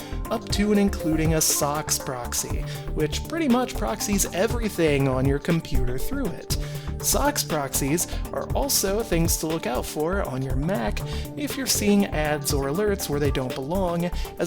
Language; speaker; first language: English; native; English